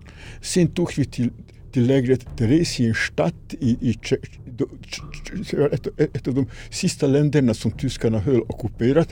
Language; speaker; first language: Swedish; non-native, fluent; Serbian